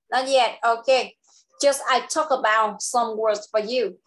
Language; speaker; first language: English; non-native, local second language; Vietnamese